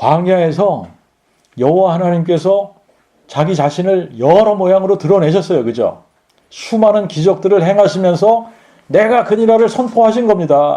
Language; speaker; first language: Korean; native; Korean